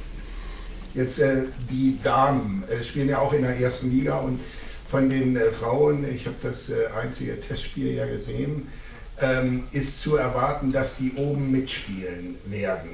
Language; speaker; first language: German; native; German